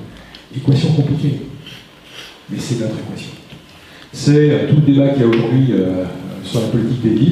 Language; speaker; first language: French; native; French